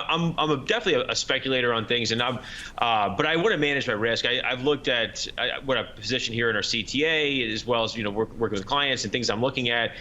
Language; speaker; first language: English; native; English